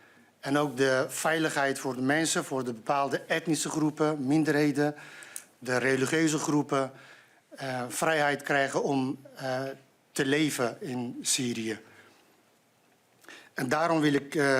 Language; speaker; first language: Dutch; non-native, fluent; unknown